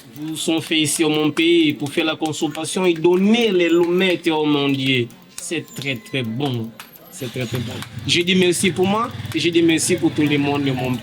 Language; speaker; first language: French; non-native, learner; Portuguese